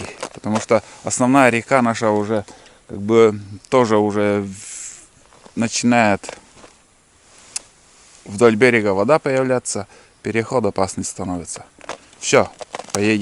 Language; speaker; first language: Russian; native; Russian